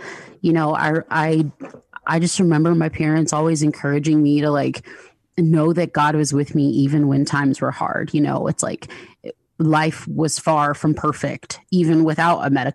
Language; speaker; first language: English; native; English